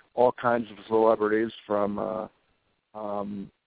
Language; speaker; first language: English; native; English